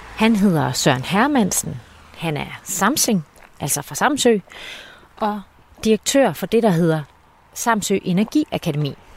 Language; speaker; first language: Danish; native; Danish